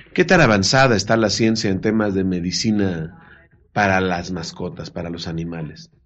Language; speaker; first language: Spanish; native; Spanish